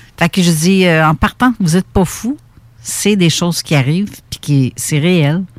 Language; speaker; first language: French; native; French